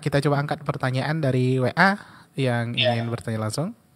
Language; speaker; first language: Malay; native; Malay